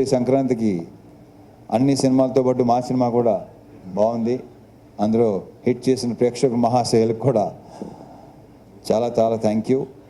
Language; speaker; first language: Telugu; native; Telugu